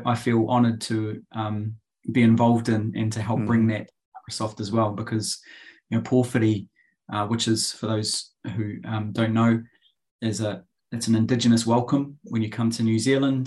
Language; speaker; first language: English; native; English